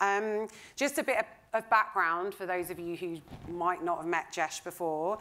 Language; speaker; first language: English; native; English